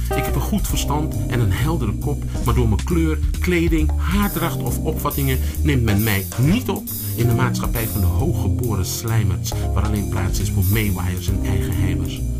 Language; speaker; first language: Dutch; early bilingual, other home language; Sranan Tongo